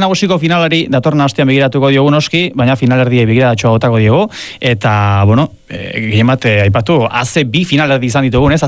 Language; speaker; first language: Basque; native; Basque